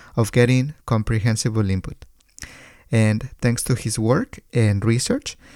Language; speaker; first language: English; non-native, fluent; Spanish